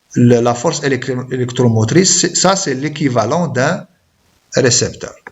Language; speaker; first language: French; non-native, local second language; Arabic